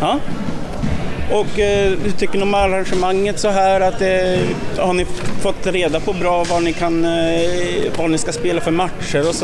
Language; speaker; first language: Swedish; native; Swedish